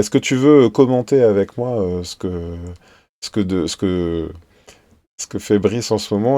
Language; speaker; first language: French; native; French